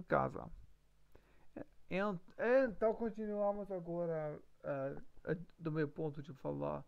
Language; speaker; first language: Portuguese; non-native, learner; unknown